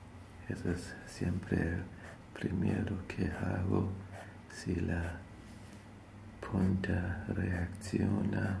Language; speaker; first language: Spanish; non-native, learner; German